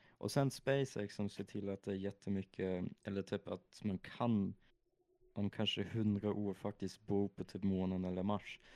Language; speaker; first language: Swedish; early bilingual, other home language; German